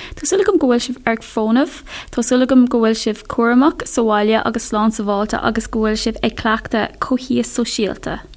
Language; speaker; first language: Irish; non-native, local second language; English